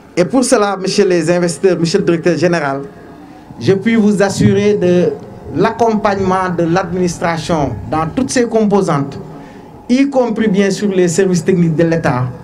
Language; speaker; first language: French; non-native, local second language; Wolof